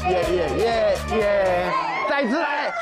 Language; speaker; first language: Chinese; native; Chinese